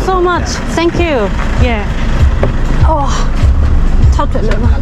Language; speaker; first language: English; non-native, fluent; Korean